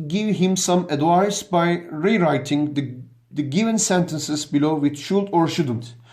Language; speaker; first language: English; non-native, fluent; Turkish